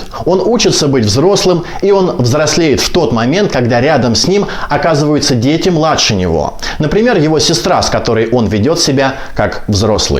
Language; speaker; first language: Russian; native; Russian